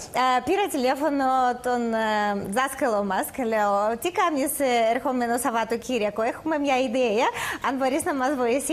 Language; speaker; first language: Greek; non-native, learner; Russian